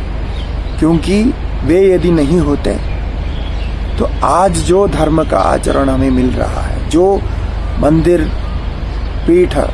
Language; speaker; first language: Hindi; non-native, local second language; Malayalam